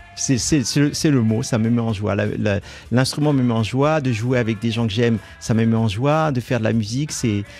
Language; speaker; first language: French; native; French